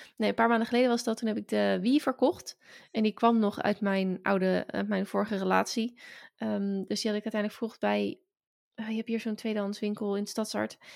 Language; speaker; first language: Dutch; native; Dutch